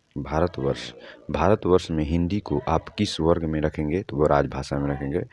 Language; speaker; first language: Hindi; native; Hindi